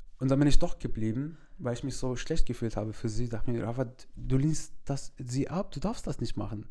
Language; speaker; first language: German; non-native, fluent; Arabic